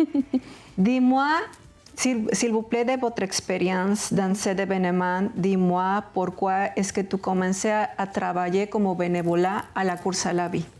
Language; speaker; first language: French; non-native, learner; Spanish